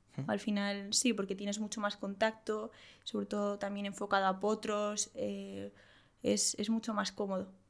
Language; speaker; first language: Spanish; native; Spanish